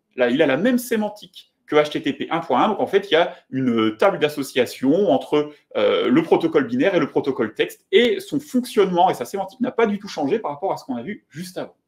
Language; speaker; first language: French; native; French